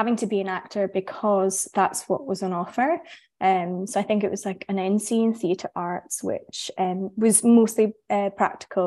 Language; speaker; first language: English; native; English